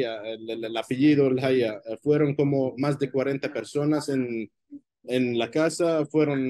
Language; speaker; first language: Spanish; non-native, fluent; Arabic